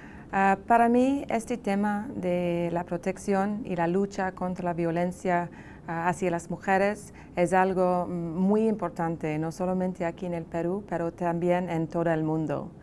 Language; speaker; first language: Spanish; non-native, fluent; English